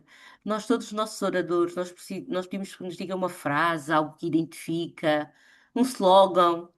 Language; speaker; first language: Portuguese; native; Portuguese